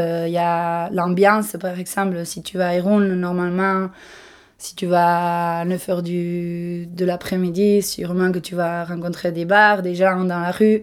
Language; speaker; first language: French; non-native, local second language; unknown